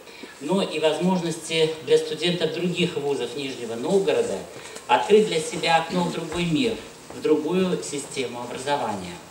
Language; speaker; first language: Russian; native; Russian